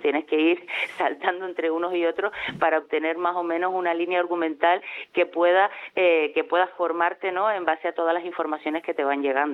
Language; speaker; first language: Spanish; native; Spanish